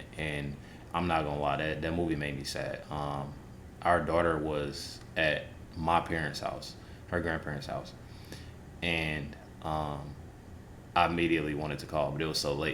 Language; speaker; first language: English; native; English